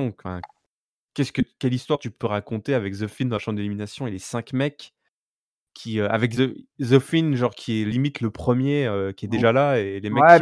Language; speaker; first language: French; native; French